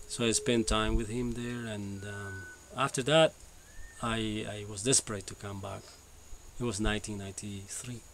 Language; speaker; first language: English; non-native, fluent; Spanish